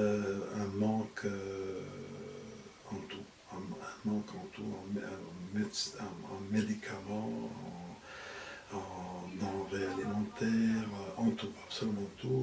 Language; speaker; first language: French; non-native, fluent; Arabic